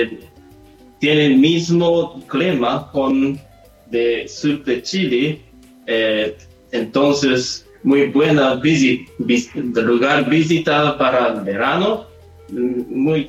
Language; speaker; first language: Spanish; non-native, learner; Japanese